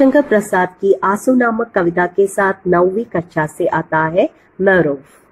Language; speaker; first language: Hindi; non-native, local second language; Malayalam